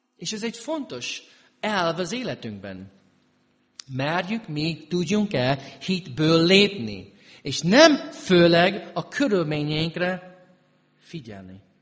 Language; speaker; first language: Hungarian; early bilingual, heritage; Hungarian